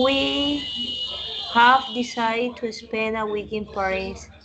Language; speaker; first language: English; non-native, learner; Spanish